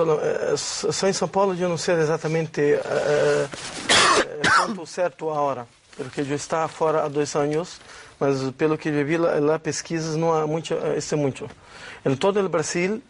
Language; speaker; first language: Spanish; non-native, learner; Portuguese